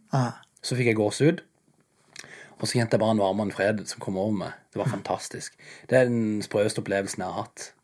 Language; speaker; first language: Norwegian; native; Norwegian